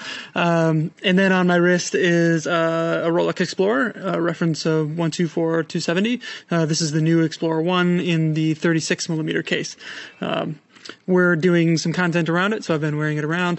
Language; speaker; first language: English; native; English